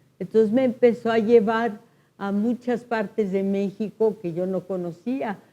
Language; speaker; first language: Spanish; early bilingual, other home language; French